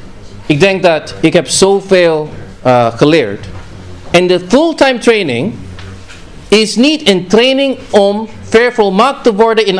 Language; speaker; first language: Dutch; non-native, fluent; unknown